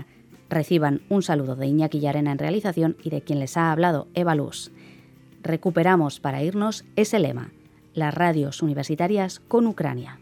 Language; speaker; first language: Spanish; native; Spanish